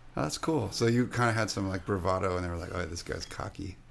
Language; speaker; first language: English; early bilingual, other home language; French